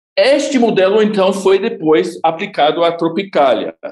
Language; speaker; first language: Portuguese; non-native, fluent; English